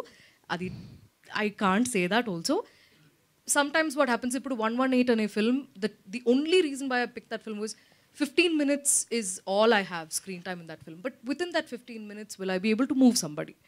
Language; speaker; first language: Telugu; non-native, fluent; Malayalam